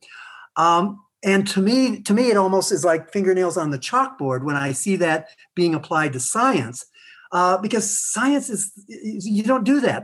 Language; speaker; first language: English; native; English